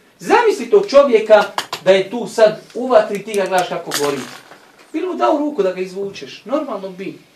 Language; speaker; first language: Bosnian; native; Bosnian